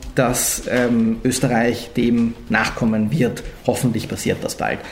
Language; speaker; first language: German; native; German